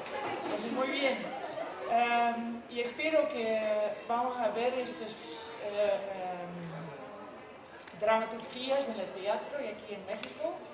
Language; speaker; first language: Spanish; non-native, fluent; Dutch